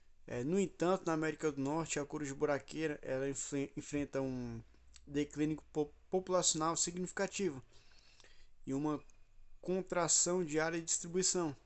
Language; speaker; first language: Portuguese; native; Portuguese